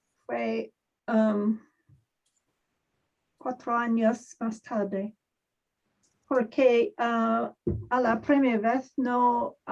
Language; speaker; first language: Spanish; non-native, learner; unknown